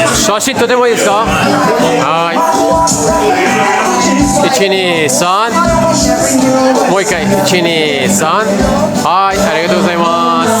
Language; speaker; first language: Japanese; non-native, learner; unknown